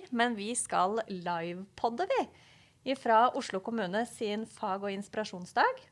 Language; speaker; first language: Norwegian; native; Norwegian